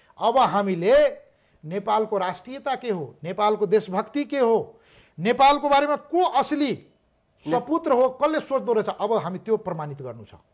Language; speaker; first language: Nepali; non-native, local second language; Maithili